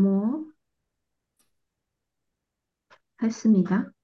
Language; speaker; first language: Korean; non-native, learner; Chinese